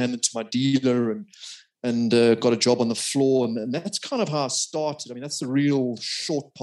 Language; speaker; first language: English; native; English